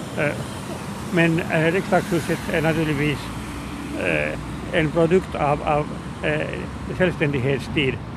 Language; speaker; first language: Norwegian; non-native, fluent; Finnish